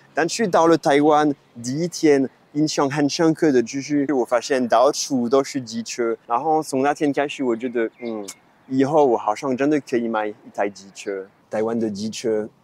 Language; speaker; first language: Chinese; non-native, fluent; French